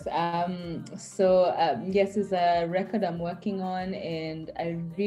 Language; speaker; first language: English; native; English